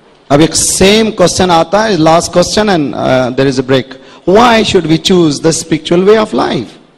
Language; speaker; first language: English; non-native, local second language; Urdu